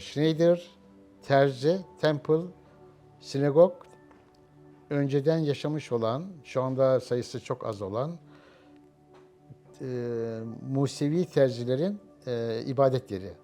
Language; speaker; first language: Turkish; native; Turkish